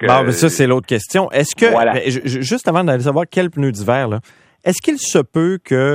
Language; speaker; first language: French; native; French